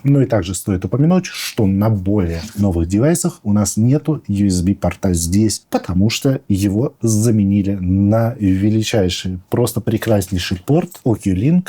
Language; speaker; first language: Russian; native; Russian